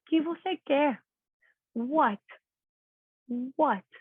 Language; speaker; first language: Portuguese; non-native, learner; English